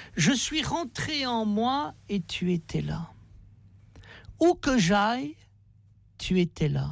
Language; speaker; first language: French; native; French